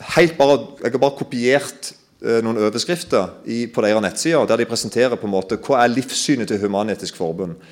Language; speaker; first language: Norwegian; native; Norwegian